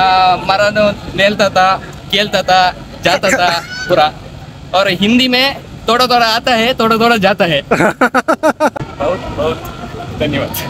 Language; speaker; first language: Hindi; non-native, learner; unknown